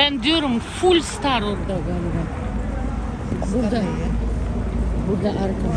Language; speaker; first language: Turkish; non-native, learner; Russian